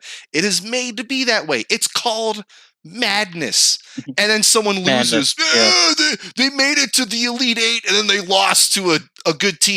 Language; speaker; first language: English; native; English